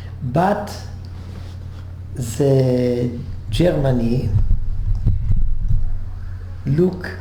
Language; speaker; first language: English; non-native, learner; French